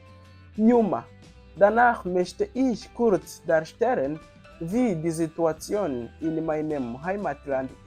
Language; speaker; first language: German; non-native, fluent; Kinyarwanda